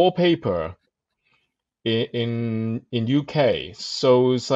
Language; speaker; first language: English; non-native, local second language; Cantonese